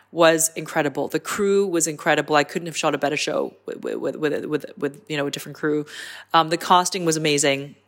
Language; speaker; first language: English; non-native, local second language; Cantonese